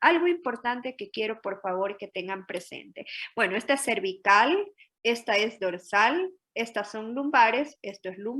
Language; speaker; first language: Spanish; native; Spanish